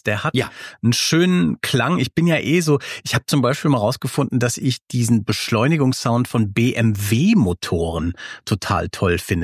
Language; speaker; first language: German; native; German